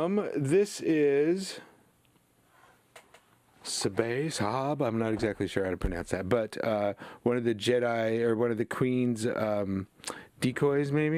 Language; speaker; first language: English; native; English